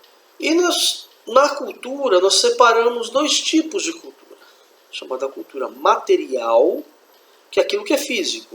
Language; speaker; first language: Portuguese; native; Portuguese